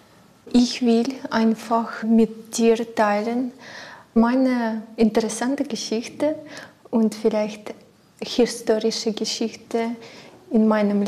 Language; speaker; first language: German; non-native, learner; Ukrainian